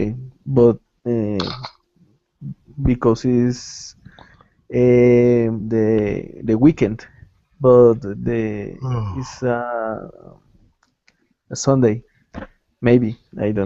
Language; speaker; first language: English; non-native, learner; Spanish